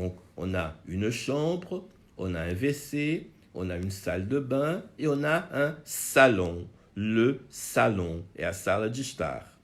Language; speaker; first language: French; non-native, fluent; Portuguese